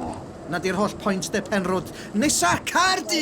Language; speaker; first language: Welsh; native; Welsh